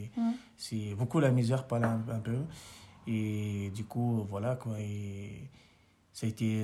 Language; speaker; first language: French; non-native, local second language; Arabic